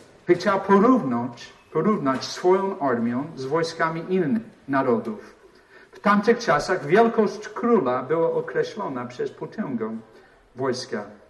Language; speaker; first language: Polish; non-native, fluent; English